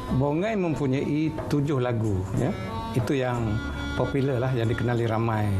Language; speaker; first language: Malay; native; Malay